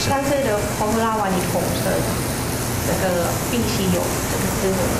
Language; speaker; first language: Chinese; non-native, learner; Thai